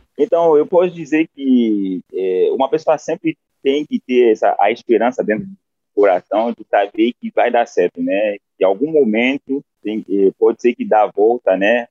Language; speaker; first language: Portuguese; non-native, fluent; Haitian Creole